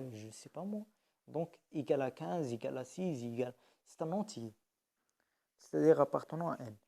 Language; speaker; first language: French; non-native, local second language; Arabic